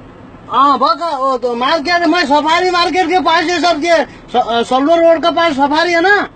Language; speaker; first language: Hindi; non-native, learner; Nepali